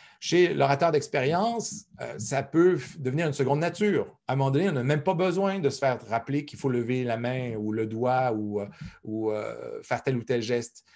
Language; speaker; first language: French; native; French